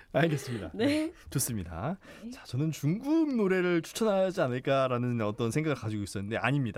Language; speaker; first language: Korean; native; Korean